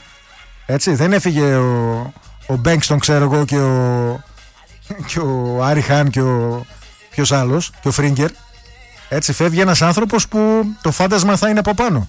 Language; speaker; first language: Greek; native; Greek